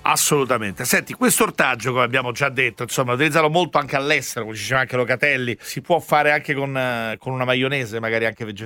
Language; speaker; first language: Italian; native; Italian